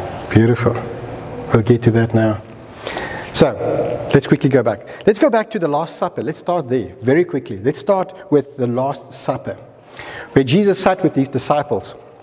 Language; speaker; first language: English; non-native, local second language; Afrikaans